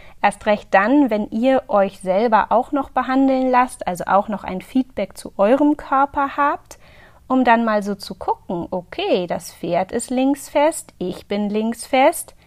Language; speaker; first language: German; native; German